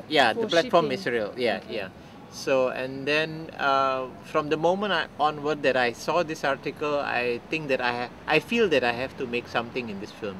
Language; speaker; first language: English; non-native, fluent; Indonesian